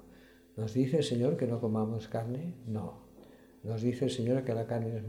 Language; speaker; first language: Spanish; native; Spanish